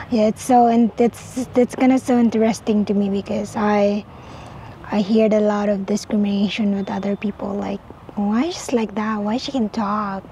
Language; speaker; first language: English; non-native, local second language; Cebuano